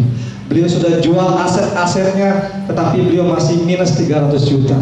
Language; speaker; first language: Indonesian; native; Indonesian